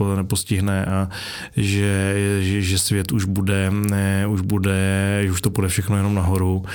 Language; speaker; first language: Czech; native; Czech